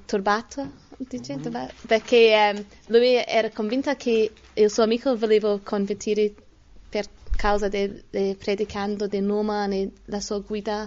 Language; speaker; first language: Italian; non-native, learner; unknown